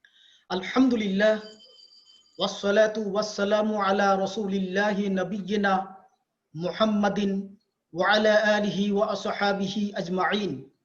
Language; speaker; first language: Arabic; non-native, fluent; Bangla